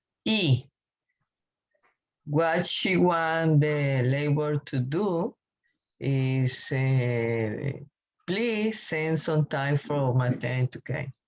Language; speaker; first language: English; non-native, learner; Spanish